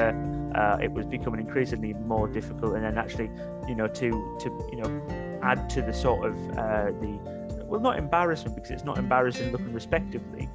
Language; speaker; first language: English; native; English